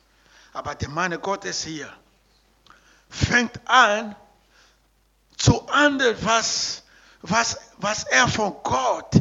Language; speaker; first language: German; non-native, learner; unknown